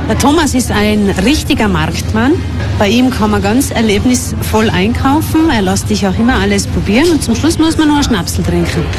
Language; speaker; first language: German; native; German